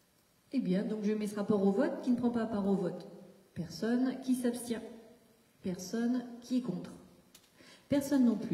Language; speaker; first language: French; native; French